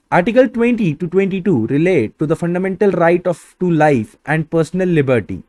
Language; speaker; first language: English; non-native, local second language; Bangla